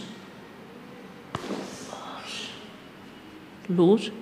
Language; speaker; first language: Hindi; native; Hindi